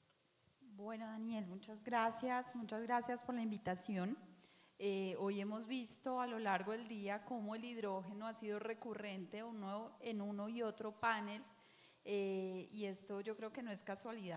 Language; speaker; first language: Spanish; native; Spanish